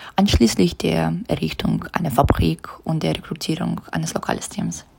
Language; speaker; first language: German; non-native, fluent; Russian